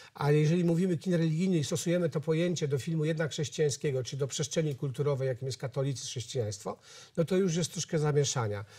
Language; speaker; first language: Polish; native; Polish